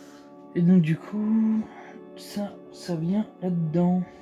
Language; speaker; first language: French; native; French